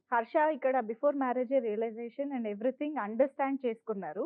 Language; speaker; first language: Telugu; native; Telugu